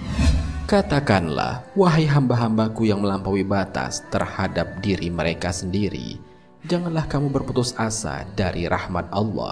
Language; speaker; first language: Indonesian; native; Indonesian